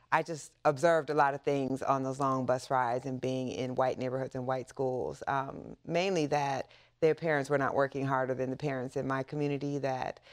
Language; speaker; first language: English; native; English